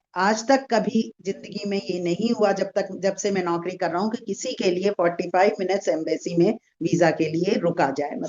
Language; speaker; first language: Hindi; native; Hindi